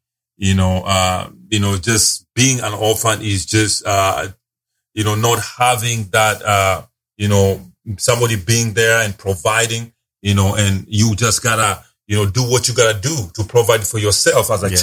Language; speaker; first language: English; non-native, local second language; Luo (Kenya and Tanzania)